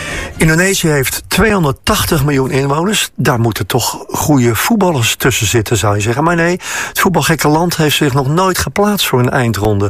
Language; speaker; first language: Dutch; native; Dutch